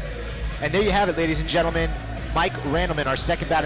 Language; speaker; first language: English; native; English